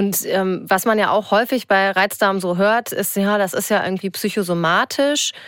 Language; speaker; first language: German; native; German